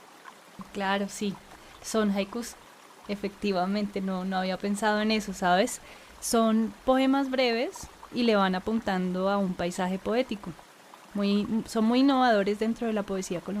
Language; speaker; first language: Spanish; native; Spanish